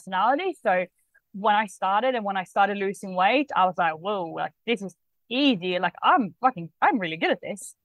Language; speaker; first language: English; non-native, fluent; Swedish